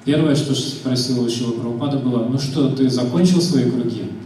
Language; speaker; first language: Russian; native; Russian